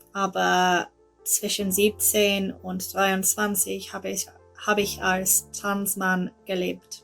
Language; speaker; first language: German; non-native, learner; English